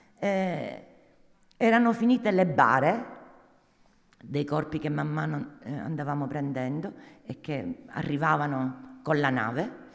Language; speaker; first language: Italian; native; Italian